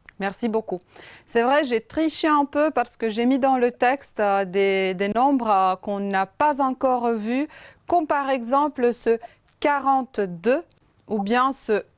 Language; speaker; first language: French; non-native, fluent; Romanian